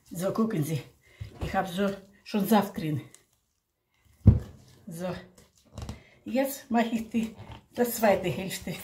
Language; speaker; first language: German; non-native, local second language; Russian